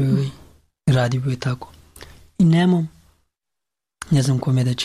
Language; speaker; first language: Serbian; non-native, learner; Pashto